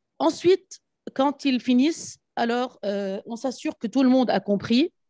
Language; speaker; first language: French; non-native, local second language; Arabic